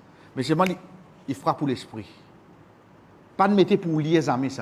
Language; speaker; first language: French; non-native, local second language; Morisyen